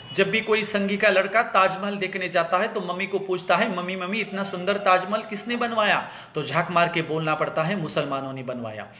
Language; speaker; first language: Hindi; non-native, local second language; Marathi